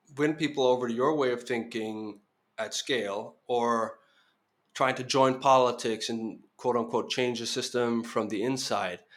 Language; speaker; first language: English; non-native, fluent; Norwegian